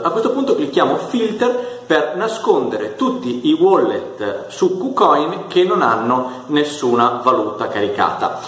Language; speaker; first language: Italian; native; Italian